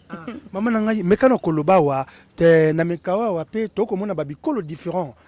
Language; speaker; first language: Lingala; native; Lingala